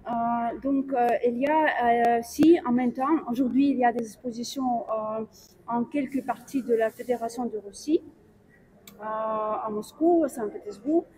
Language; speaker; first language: French; non-native, fluent; Russian